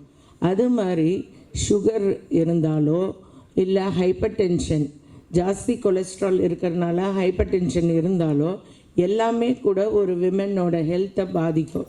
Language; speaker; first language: Tamil; native; Tamil